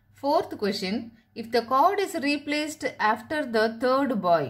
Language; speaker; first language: English; non-native, local second language; Tamil